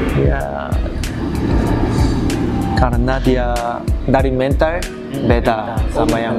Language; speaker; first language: Indonesian; non-native, learner; Korean